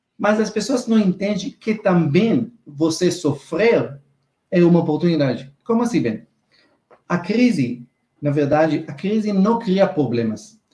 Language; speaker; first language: Portuguese; non-native, fluent; Hebrew